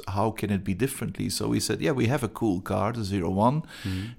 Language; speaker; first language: English; non-native, fluent; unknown